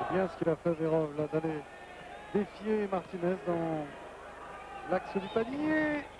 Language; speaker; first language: French; native; French